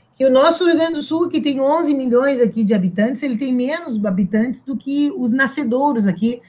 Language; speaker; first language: Portuguese; native; Portuguese